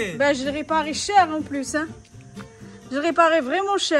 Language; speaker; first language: French; native; French